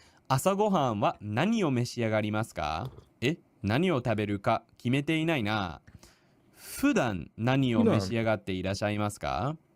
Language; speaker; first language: Japanese; non-native, fluent; English